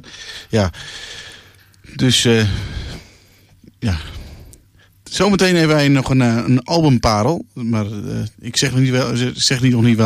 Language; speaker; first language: Dutch; native; Dutch